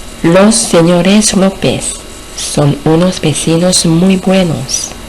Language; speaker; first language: Spanish; non-native, fluent; Korean